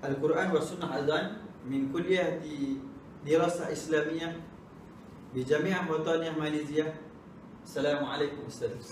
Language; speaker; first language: Arabic; non-native, learner; Malay